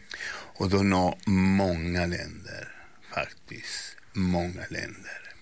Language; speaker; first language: Swedish; non-native, fluent; Spanish